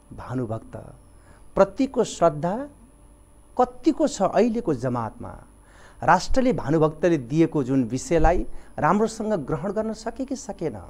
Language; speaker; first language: Nepali; native; Nepali